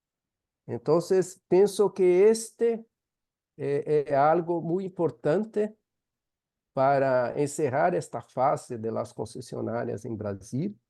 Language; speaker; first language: Spanish; non-native, fluent; Portuguese